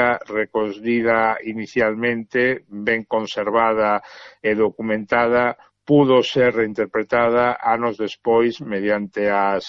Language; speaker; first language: Galician; native; Galician